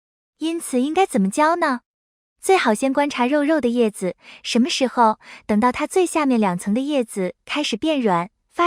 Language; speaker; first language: Chinese; native; Chinese